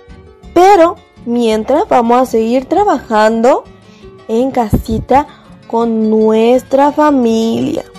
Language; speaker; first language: Spanish; native; Spanish